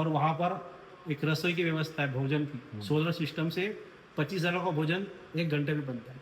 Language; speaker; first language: Hindi; non-native, local second language; Marathi